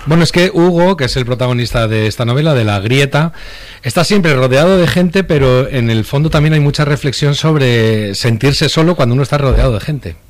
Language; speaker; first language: Spanish; native; Spanish